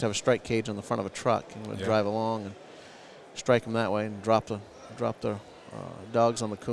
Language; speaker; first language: English; native; English